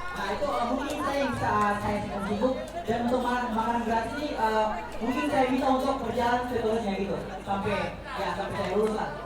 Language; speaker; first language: Indonesian; native; Indonesian